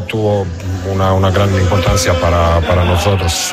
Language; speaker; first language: Spanish; non-native, learner; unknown